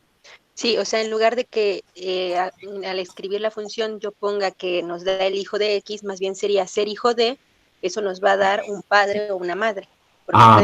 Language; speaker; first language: Spanish; native; Spanish